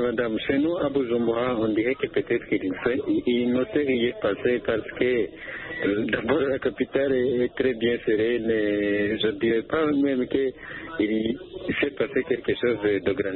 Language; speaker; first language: French; non-native, local second language; Rundi